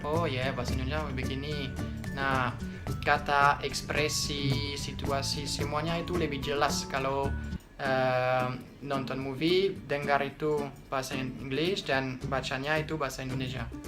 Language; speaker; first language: Indonesian; non-native, fluent; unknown